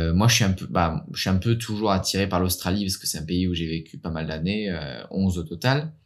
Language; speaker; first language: French; early bilingual, heritage; French